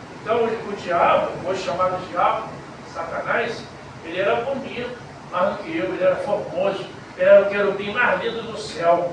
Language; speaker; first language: Portuguese; native; Portuguese